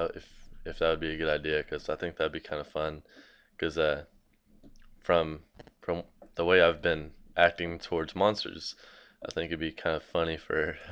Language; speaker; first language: English; native; English